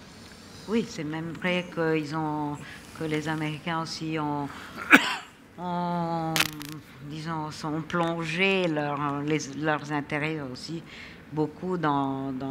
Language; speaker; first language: French; non-native, fluent; Italian